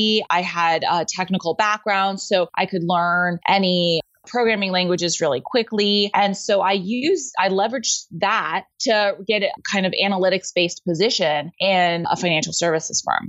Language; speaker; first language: English; native; English